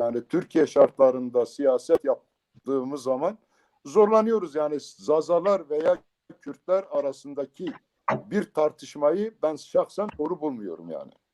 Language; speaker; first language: Turkish; non-native, local second language; Kurdish